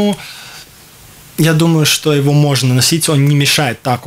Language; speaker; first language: Russian; non-native, local second language; Latvian